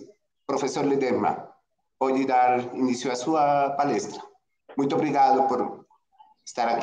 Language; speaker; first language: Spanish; non-native, learner; Portuguese